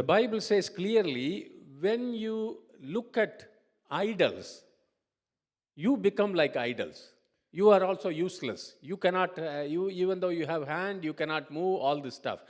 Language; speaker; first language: English; non-native, local second language; Tamil